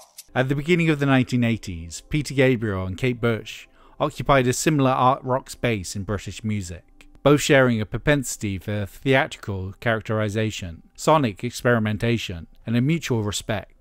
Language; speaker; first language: English; native; English